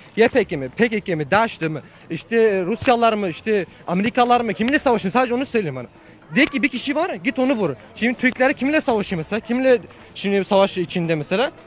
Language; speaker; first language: Turkish; early bilingual, heritage; Turkish